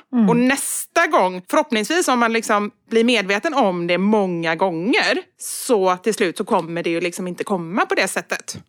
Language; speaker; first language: Swedish; native; Swedish